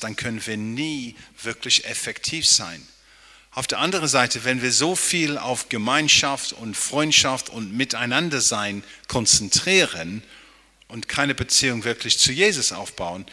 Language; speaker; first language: German; non-native, fluent; English